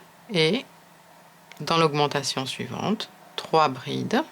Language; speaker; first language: French; native; French